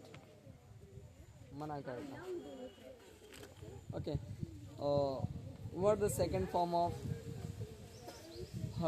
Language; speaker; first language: English; non-native, local second language; Hindi